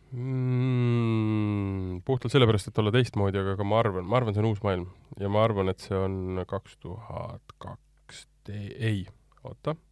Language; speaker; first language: Estonian; native; Estonian